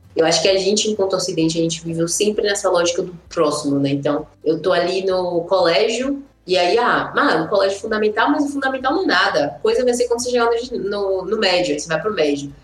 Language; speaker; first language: Portuguese; native; Portuguese